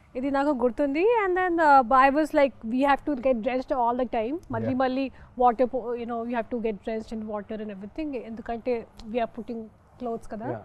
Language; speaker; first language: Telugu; non-native, fluent; Hindi